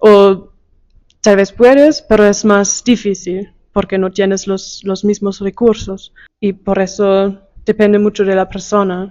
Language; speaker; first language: Spanish; non-native, fluent; German